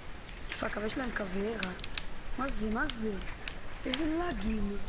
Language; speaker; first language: Hebrew; native; Hebrew